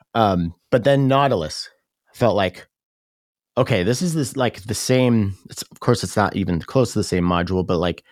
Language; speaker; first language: English; native; English